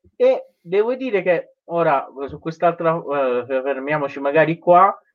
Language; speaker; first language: Italian; non-native, fluent; Persian